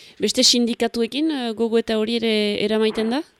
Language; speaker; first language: Basque; native; Basque